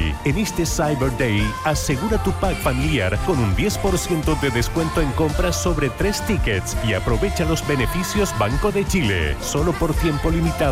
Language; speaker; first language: Spanish; native; Spanish